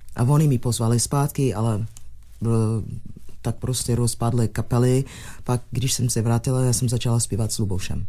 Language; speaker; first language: Czech; non-native, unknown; English